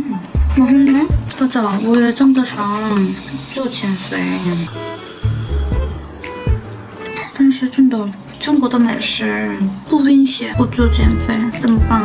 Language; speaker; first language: Chinese; non-native, learner; Korean